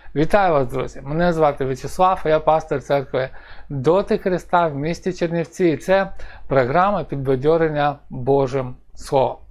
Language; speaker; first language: Ukrainian; non-native, local second language; Russian